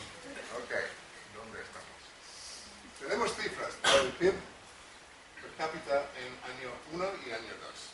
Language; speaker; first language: Spanish; non-native, fluent; English